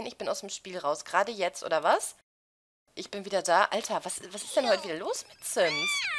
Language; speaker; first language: German; native; German